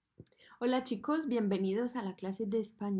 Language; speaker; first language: Spanish; non-native, fluent; French